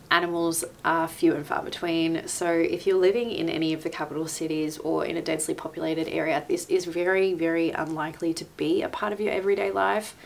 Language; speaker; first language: English; native; English